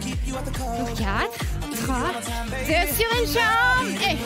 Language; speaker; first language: French; native; French